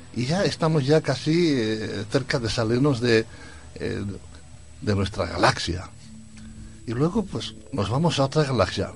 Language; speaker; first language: Spanish; native; Spanish